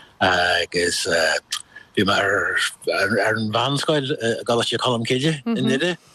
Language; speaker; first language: Irish; non-native, local second language; English